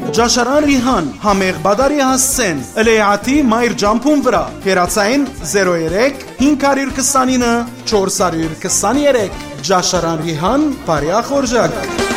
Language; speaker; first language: Armenian; early bilingual, heritage; Armenian